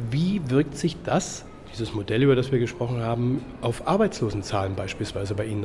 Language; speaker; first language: German; native; German